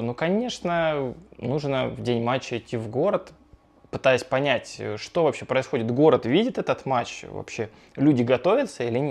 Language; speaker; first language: Russian; native; Russian